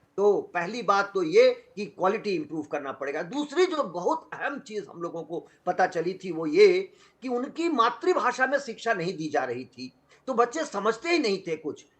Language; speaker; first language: Hindi; non-native, local second language; Magahi